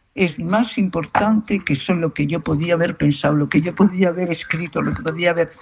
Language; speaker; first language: Spanish; native; Spanish